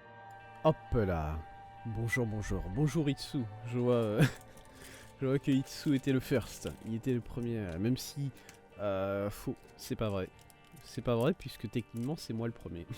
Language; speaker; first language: French; native; French